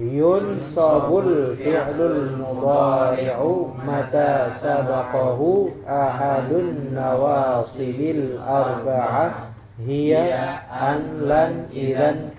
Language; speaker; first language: Arabic; non-native, learner; Indonesian